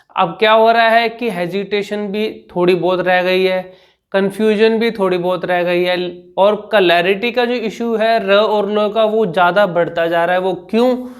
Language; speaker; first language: Hindi; native; Hindi